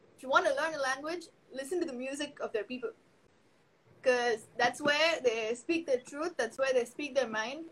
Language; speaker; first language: English; non-native, local second language; Tamil